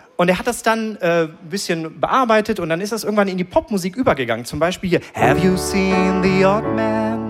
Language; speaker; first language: German; native; German